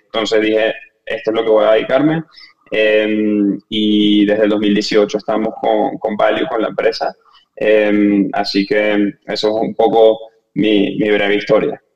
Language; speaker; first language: Spanish; native; Spanish